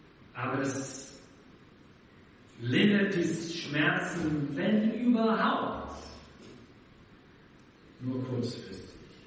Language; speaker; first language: German; non-native, fluent; English